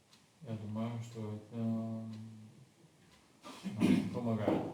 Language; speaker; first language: Russian; non-native, learner; Bulgarian